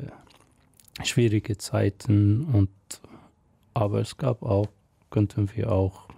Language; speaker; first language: German; non-native, fluent; Arabic